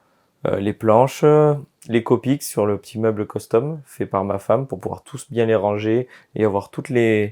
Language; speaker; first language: French; native; French